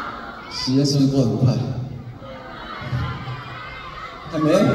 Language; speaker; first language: Chinese; early bilingual, heritage; English